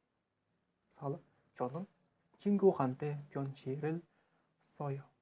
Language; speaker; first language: Korean; non-native, fluent; Kazakh